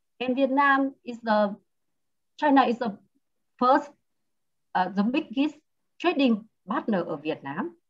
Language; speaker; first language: English; non-native, learner; Vietnamese